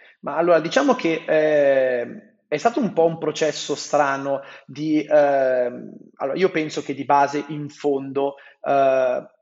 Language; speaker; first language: Italian; native; Italian